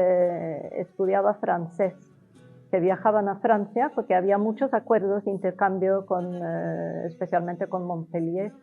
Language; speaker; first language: Spanish; non-native, fluent; Norwegian